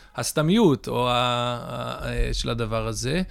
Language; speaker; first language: Hebrew; early bilingual, other home language; English